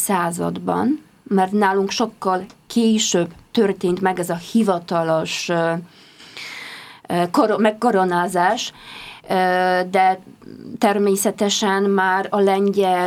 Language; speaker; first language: Hungarian; non-native, fluent; Polish